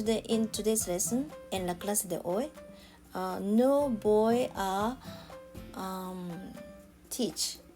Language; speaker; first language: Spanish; non-native, learner; Japanese